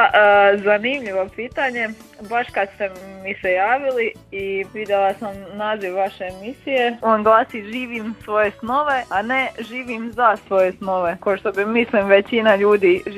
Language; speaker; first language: Croatian; native; Croatian